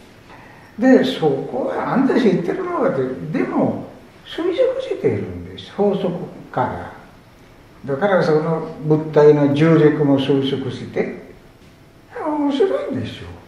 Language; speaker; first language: Japanese; non-native, fluent; Sinhala